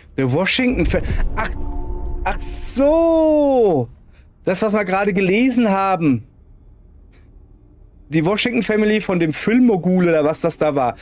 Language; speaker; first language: German; native; German